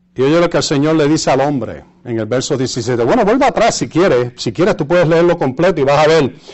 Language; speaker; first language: Spanish; early bilingual, heritage; Spanish